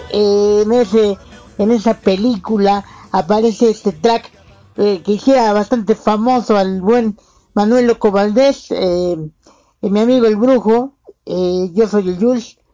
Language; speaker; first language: Spanish; native; Spanish